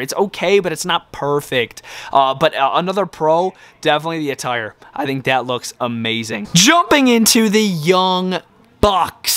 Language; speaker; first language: English; native; English